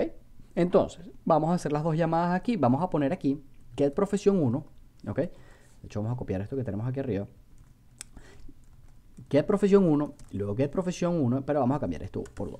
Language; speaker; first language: Spanish; native; Spanish